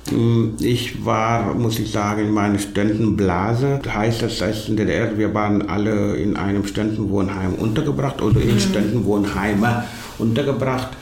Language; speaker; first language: German; non-native, fluent; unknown